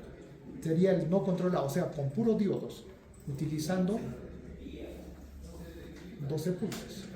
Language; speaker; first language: Spanish; native; Spanish